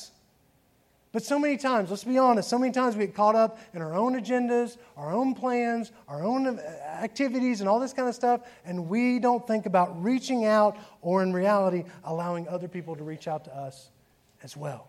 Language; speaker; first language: English; native; English